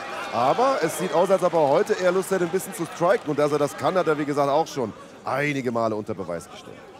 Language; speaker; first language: German; native; German